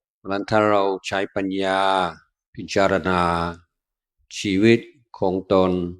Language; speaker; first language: Thai; non-native, fluent; English